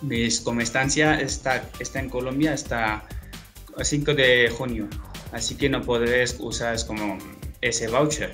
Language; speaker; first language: Spanish; non-native, fluent; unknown